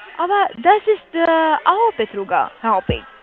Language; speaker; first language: German; non-native, learner; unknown